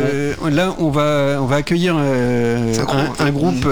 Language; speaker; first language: French; native; French